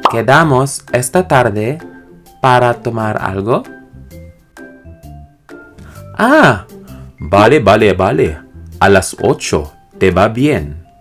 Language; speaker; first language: Spanish; non-native, learner; Filipino